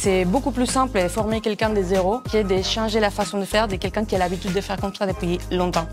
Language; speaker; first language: French; non-native, fluent; Spanish